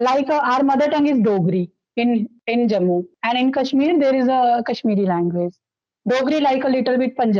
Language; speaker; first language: English; non-native, local second language; Dogri